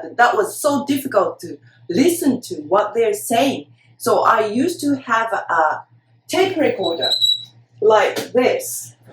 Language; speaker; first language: English; non-native, fluent; Japanese